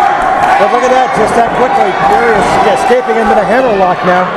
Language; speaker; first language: English; native; English